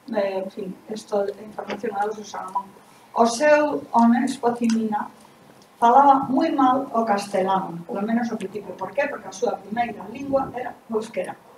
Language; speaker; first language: Galician; non-native, local second language; Spanish